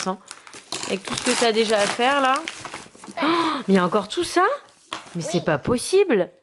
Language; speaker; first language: French; native; French